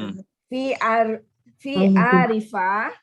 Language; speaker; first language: Arabic; non-native, learner; Malay